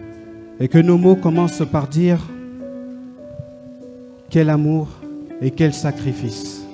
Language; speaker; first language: French; native; French